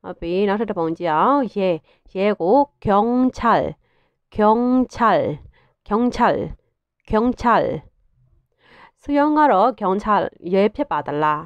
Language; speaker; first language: Korean; non-native, fluent; Burmese